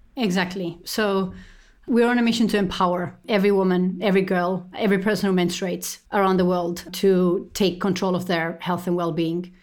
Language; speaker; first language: English; non-native, fluent; Estonian